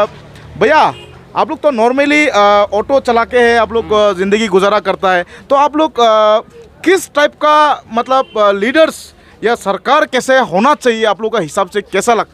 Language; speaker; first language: Hindi; non-native, local second language; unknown